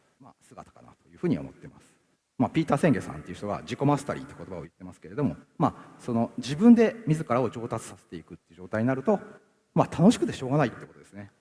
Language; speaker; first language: Japanese; native; Japanese